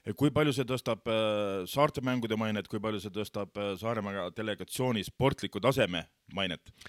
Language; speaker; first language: Estonian; native; Estonian